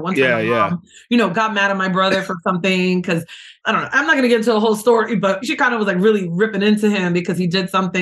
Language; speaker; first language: English; native; English